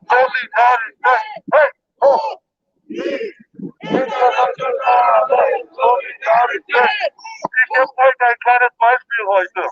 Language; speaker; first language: German; non-native, fluent; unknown